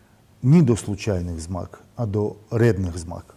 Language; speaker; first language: Slovenian; non-native, learner; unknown